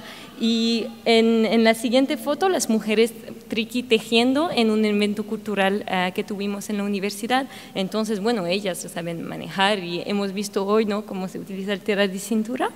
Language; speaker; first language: Spanish; non-native, fluent; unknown